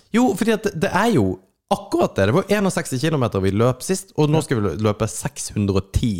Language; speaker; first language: Norwegian; native; Norwegian